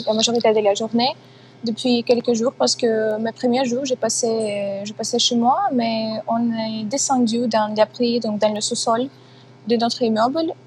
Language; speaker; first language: French; non-native, fluent; Ukrainian